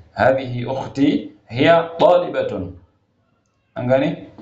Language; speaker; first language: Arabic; non-native, fluent; Hausa